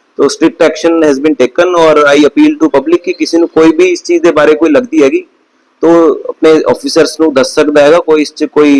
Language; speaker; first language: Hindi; non-native, local second language; Punjabi